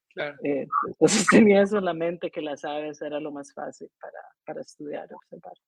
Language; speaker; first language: Spanish; native; Spanish